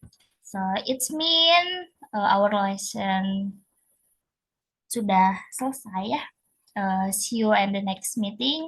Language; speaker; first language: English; non-native, learner; Indonesian